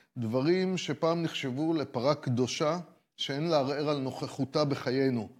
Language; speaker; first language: Hebrew; native; Hebrew